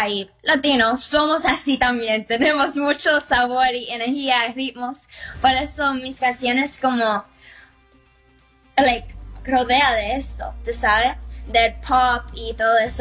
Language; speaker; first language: Spanish; early bilingual, heritage; Spanish